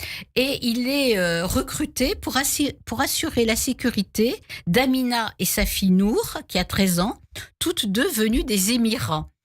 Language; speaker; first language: French; native; French